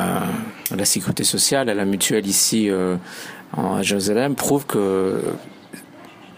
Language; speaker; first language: French; native; French